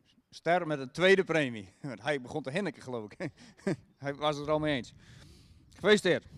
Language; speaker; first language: Dutch; native; Dutch